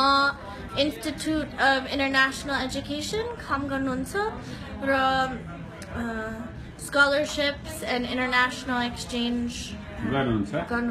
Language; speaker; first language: Nepali; non-native, learner; English